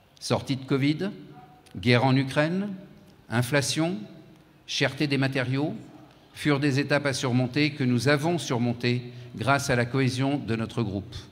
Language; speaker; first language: French; native; French